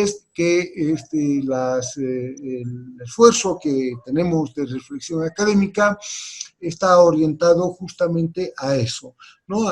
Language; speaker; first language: Spanish; native; Spanish